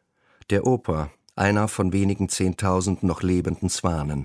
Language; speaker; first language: German; native; German